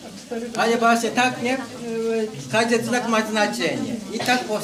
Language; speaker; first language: Polish; non-native, learner; Japanese